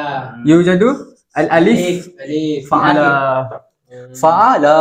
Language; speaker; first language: Arabic; non-native, learner; Malay